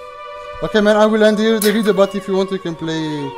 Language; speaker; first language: English; non-native, fluent; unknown